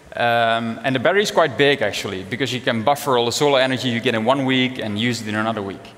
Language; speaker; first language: English; non-native, fluent; Dutch